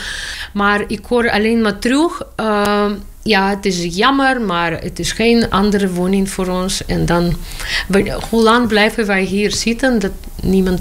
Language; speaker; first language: Dutch; non-native, learner; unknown